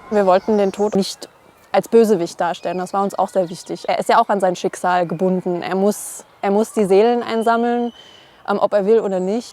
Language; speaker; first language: German; native; German